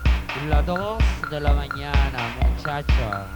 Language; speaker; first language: Spanish; non-native, learner; Italian